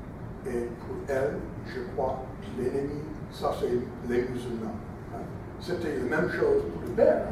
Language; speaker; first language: French; non-native, fluent; English